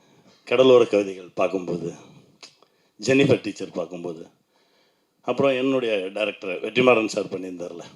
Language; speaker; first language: Tamil; native; Tamil